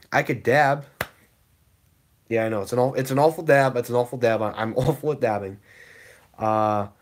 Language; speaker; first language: English; native; English